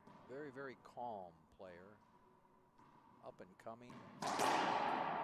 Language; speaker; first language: English; native; English